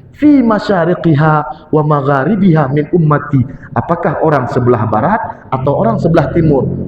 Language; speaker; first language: Malay; non-native, local second language; Achinese